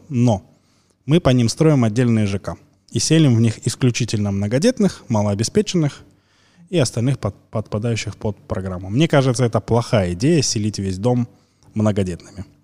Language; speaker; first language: Russian; native; Russian